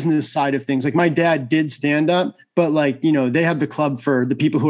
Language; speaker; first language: English; native; English